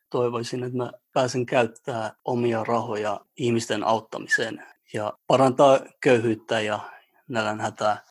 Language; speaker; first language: Finnish; early bilingual, other home language; Albanian